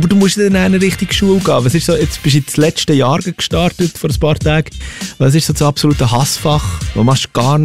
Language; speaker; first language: German; native; German